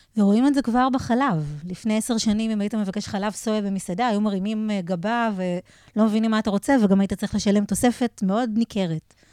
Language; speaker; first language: Hebrew; native; Hebrew